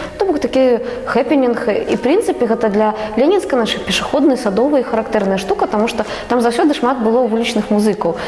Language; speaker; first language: Belarusian; native; Belarusian